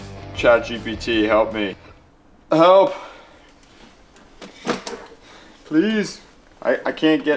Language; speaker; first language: English; native; English